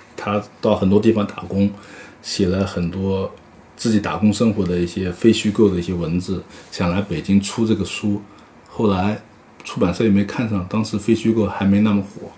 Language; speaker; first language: Chinese; native; Chinese